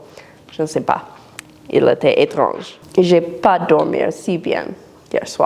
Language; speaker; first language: French; non-native, learner; English